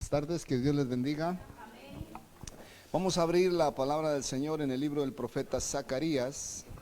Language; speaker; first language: Spanish; native; Spanish